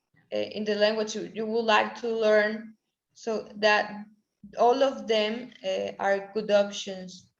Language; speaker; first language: English; non-native, learner; Spanish